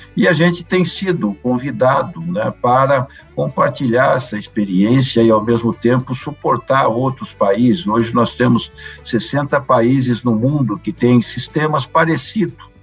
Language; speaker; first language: Portuguese; native; Portuguese